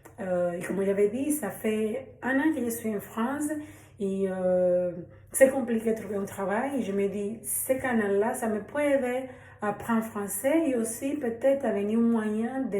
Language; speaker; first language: French; non-native, learner; Spanish